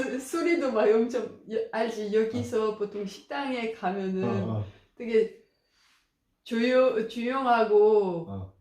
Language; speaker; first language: Korean; non-native, learner; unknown